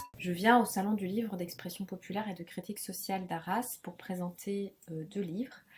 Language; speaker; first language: French; non-native, local second language; Kinyarwanda